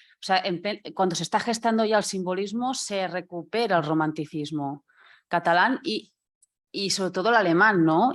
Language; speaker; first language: Spanish; non-native, local second language; Catalan